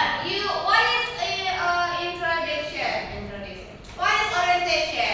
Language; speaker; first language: English; non-native, learner; Indonesian